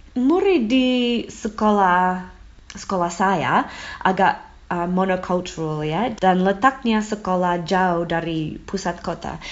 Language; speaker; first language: Indonesian; non-native, fluent; English